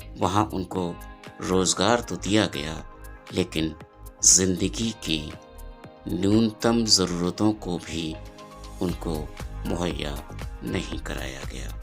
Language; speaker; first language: Hindi; native; Hindi